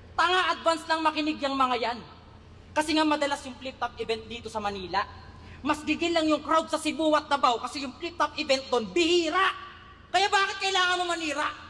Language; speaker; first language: Filipino; native; Filipino